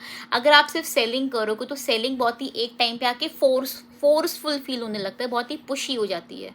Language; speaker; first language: Hindi; native; Hindi